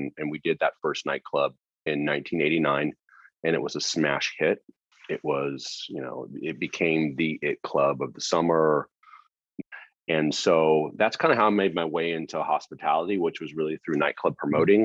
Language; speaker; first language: English; native; English